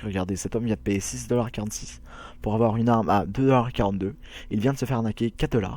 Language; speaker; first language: French; native; French